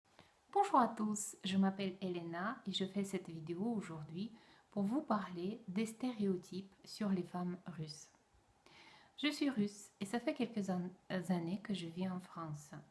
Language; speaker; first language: French; non-native, fluent; Russian